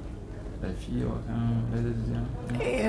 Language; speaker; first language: French; non-native, learner; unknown